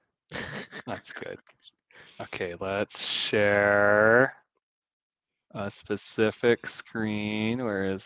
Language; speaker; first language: English; native; English